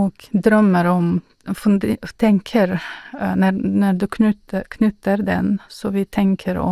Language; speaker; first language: Swedish; non-native, learner; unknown